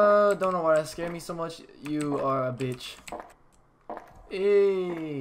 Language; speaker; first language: English; native; English